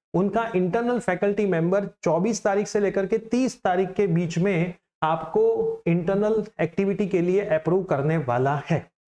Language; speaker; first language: Hindi; non-native, local second language; Gujarati